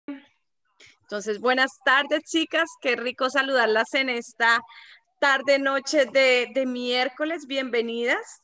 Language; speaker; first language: Spanish; native; Spanish